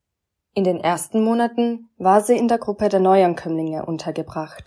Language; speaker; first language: German; native; German